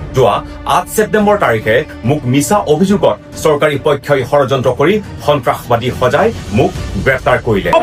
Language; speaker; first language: Assamese; non-native, local second language; Karbi